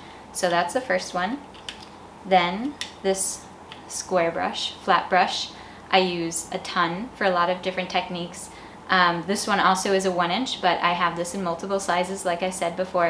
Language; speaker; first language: English; native; English